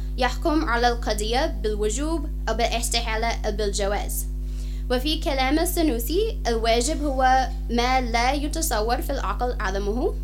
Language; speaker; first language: Arabic; non-native, fluent; English